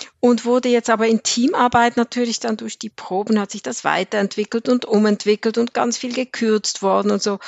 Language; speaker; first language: German; native; German